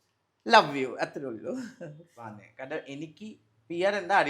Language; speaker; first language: Malayalam; non-native, fluent; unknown